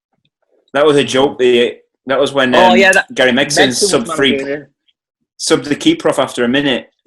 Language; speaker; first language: English; native; English